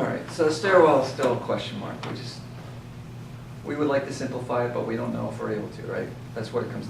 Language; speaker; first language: English; native; English